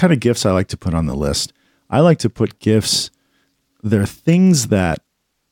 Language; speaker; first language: English; native; English